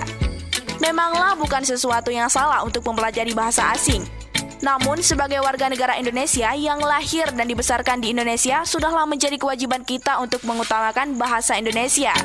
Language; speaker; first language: Indonesian; native; Indonesian